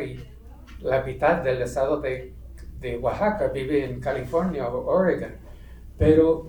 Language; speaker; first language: Spanish; non-native, fluent; English